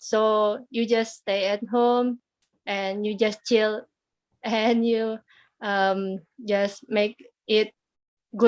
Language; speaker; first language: English; non-native, learner; Indonesian